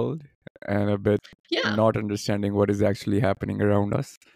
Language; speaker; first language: English; non-native, local second language; Urdu